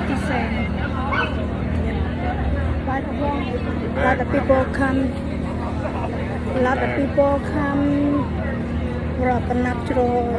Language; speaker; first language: English; non-native, learner; Khmer